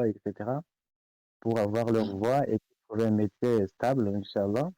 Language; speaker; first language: French; non-native, local second language; Comorian